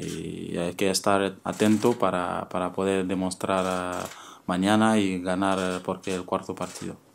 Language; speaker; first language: Spanish; non-native, fluent; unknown